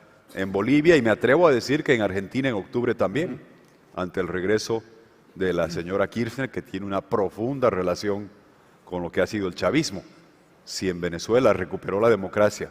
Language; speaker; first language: Spanish; native; Spanish